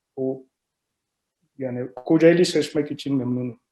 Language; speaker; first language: Turkish; non-native, learner; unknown